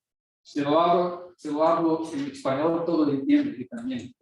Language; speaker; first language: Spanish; non-native, learner; Portuguese